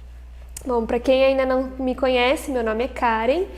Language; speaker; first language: Portuguese; native; Portuguese